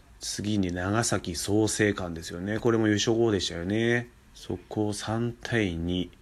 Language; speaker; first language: Japanese; native; Japanese